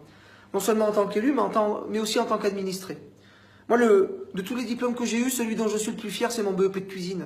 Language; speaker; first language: French; native; French